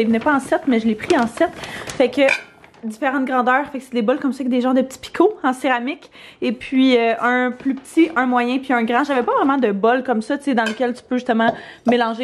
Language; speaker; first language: French; native; French